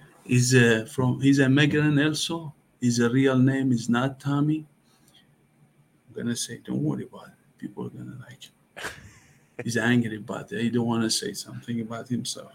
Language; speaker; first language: English; non-native, learner; Persian